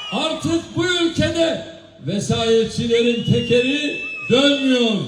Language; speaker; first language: Turkish; native; Turkish